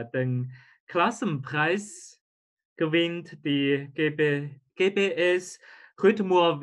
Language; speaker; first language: German; non-native, fluent; Chinese